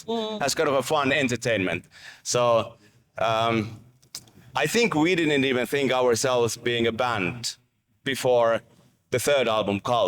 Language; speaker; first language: English; non-native, fluent; Finnish